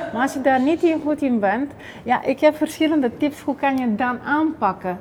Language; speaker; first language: Dutch; non-native, fluent; Bulgarian